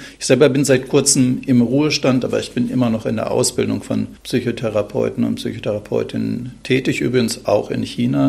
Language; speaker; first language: German; native; German